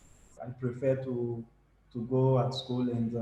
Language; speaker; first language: English; non-native, learner; French